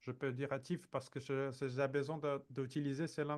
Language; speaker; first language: French; non-native, fluent; Portuguese